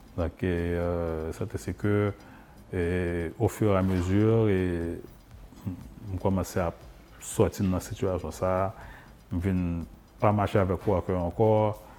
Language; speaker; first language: French; non-native, local second language; Haitian Creole